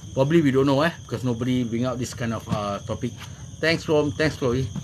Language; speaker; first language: English; non-native, local second language; Malay